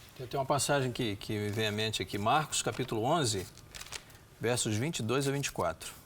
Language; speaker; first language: Portuguese; native; Portuguese